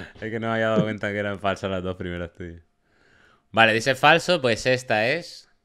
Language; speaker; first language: Spanish; native; Spanish